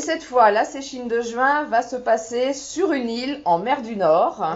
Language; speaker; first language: French; native; French